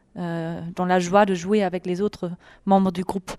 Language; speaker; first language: French; non-native, fluent; German